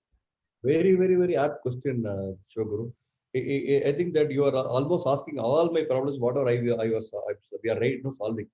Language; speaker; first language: English; non-native, local second language; Tamil